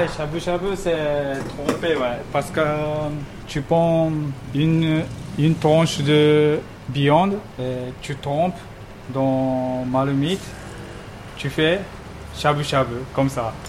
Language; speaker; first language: French; non-native, fluent; Japanese